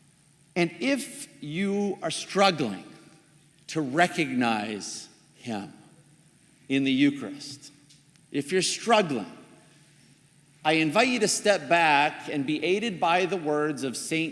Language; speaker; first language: English; native; English